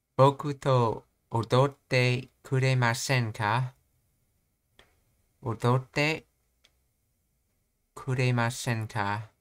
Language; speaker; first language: Japanese; non-native, learner; English